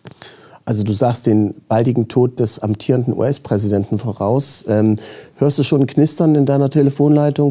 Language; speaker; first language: German; native; German